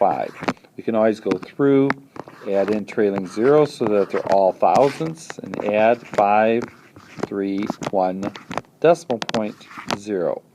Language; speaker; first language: English; native; English